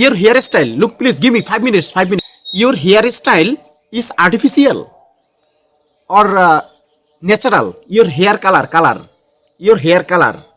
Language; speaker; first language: English; non-native, learner; Bangla